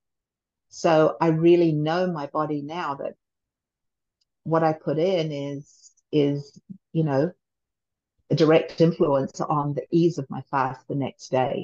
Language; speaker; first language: English; native; English